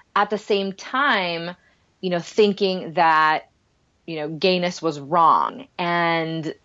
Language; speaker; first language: English; non-native, fluent; Spanish